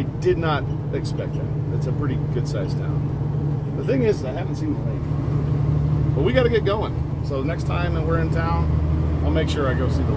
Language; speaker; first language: English; native; English